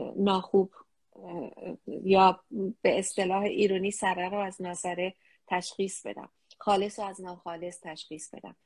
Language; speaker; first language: Persian; native; Persian